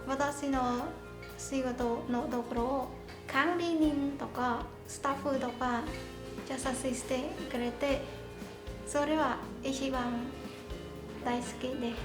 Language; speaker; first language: Japanese; non-native, learner; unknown